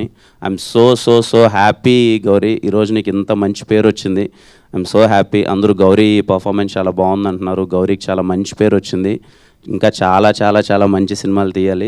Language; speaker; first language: Telugu; native; Telugu